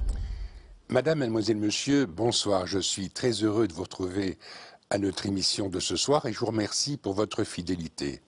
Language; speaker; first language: French; native; French